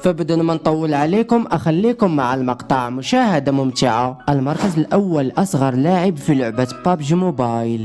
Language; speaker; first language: Arabic; native; Arabic